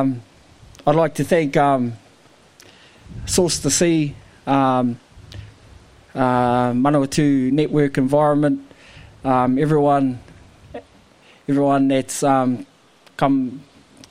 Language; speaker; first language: English; native; English